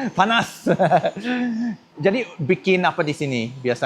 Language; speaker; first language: Indonesian; non-native, fluent; English